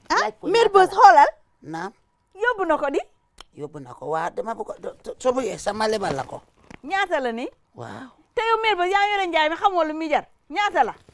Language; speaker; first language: Wolof; native; Wolof